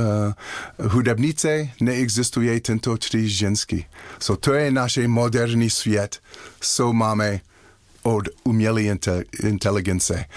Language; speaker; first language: Czech; non-native, learner; English